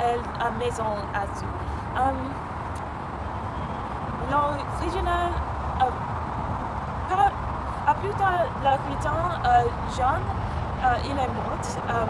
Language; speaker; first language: French; non-native, learner; English